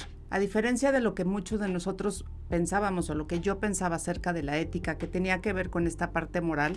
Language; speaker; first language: Spanish; native; Spanish